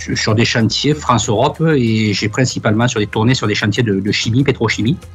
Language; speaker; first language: French; native; French